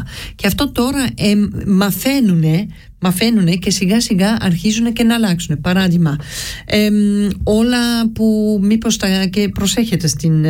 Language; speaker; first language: Greek; early bilingual, heritage; Greek